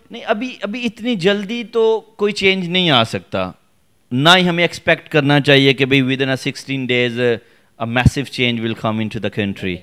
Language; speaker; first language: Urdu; non-native, local second language; Punjabi